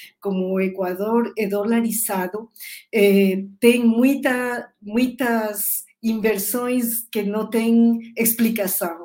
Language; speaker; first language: Portuguese; non-native, learner; Spanish